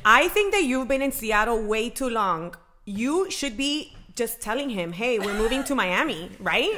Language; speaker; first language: English; early bilingual, other home language; Spanish